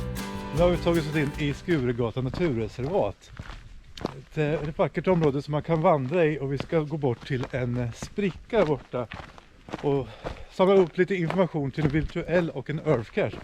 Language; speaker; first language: Swedish; native; Swedish